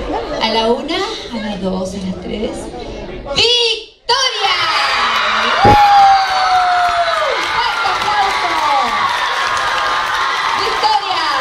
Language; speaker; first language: Spanish; native; Spanish